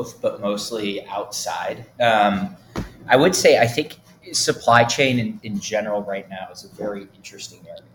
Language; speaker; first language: English; native; English